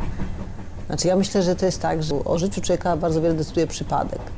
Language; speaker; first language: Polish; native; Polish